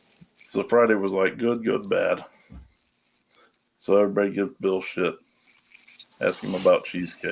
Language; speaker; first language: English; native; English